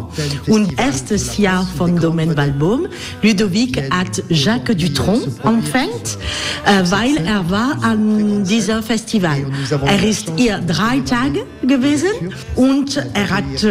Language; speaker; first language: German; non-native, learner; French